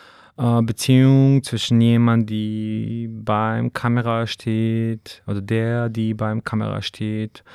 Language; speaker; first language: German; non-native, fluent; Serbian